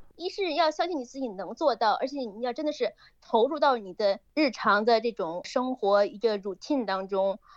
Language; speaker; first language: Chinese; native; Chinese